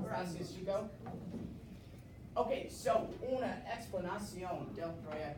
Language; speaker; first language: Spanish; non-native, learner; English